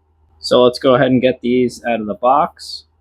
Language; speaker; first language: English; native; English